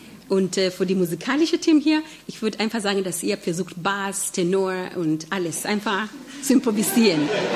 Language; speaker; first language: German; non-native, fluent; Swahili